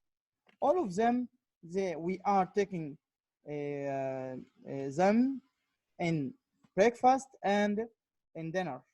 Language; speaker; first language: English; non-native, learner; Arabic